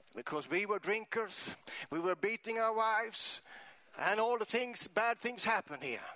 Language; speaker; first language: English; non-native, fluent; Swedish